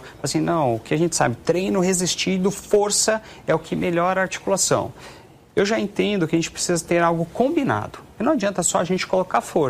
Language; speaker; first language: Portuguese; native; Portuguese